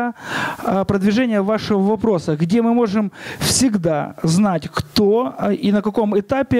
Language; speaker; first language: Russian; non-native, local second language; Ukrainian